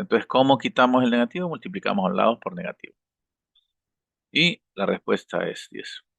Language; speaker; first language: Spanish; native; Spanish